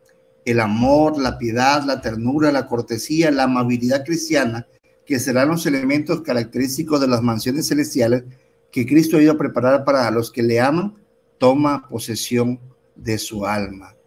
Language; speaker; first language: Spanish; native; Spanish